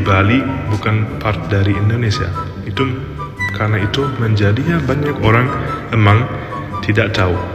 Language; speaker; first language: Indonesian; non-native, fluent; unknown